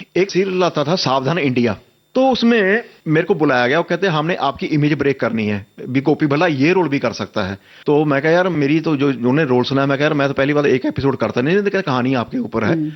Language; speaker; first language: Hindi; non-native, local second language; Punjabi